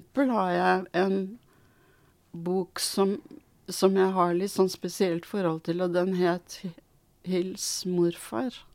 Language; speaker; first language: Norwegian; early bilingual, other home language; Swedish